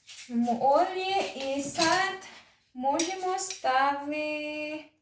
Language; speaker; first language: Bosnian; non-native, learner; Filipino